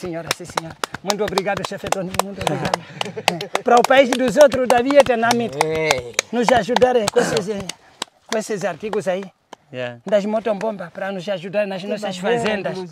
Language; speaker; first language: Portuguese; non-native, local second language; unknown